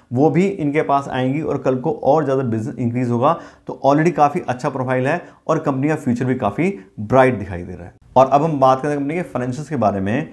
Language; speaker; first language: Hindi; native; Hindi